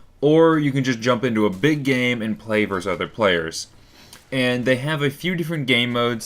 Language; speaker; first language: English; native; English